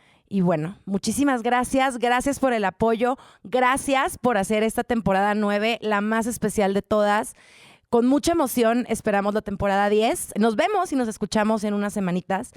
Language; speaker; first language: Spanish; native; Spanish